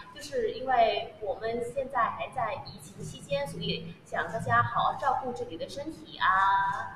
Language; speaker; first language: Chinese; non-native, fluent; Thai